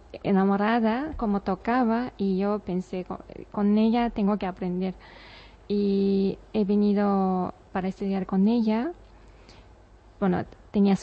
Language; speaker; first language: Spanish; non-native, learner; Japanese